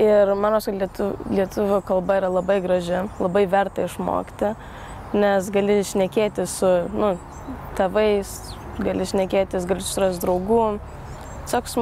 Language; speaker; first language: Lithuanian; early bilingual, heritage; Lithuanian